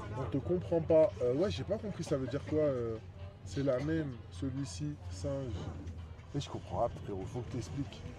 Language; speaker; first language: French; native; French